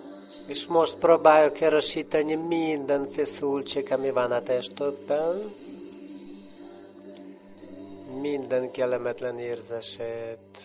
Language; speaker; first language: Hungarian; non-native, fluent; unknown